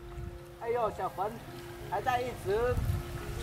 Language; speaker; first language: Chinese; non-native, learner; Vietnamese